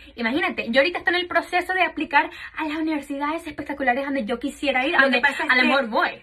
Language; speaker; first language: Spanish; early bilingual, heritage; Spanish